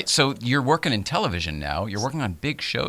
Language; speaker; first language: English; native; English